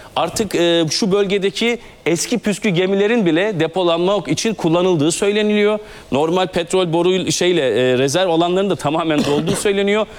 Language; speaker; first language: Turkish; native; Turkish